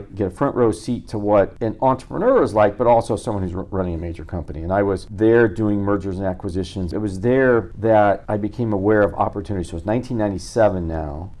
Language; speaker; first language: English; native; English